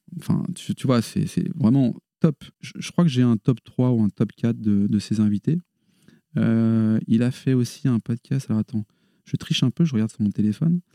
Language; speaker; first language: French; native; French